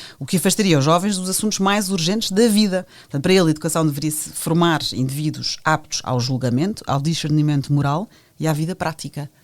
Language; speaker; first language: Portuguese; native; Portuguese